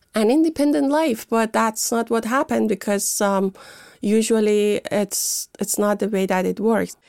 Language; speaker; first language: English; non-native, fluent; Persian